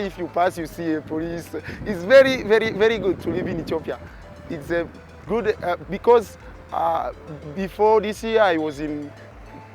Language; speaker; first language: English; non-native, learner; French